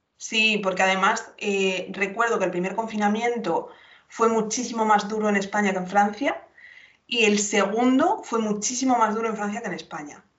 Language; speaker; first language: Spanish; native; Spanish